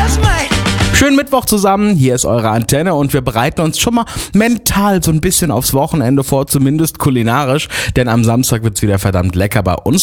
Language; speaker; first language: German; native; German